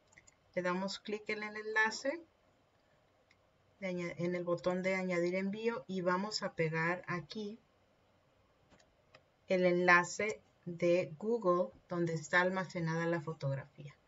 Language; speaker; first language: Spanish; native; Spanish